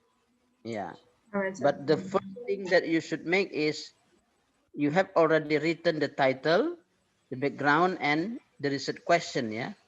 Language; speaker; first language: English; non-native, fluent; Indonesian